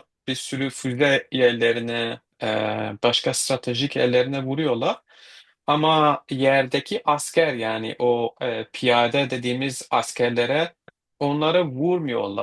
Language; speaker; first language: Turkish; non-native, fluent; Kurdish